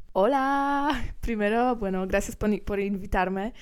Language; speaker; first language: Spanish; non-native, learner; Polish